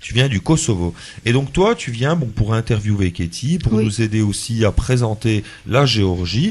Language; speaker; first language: French; native; French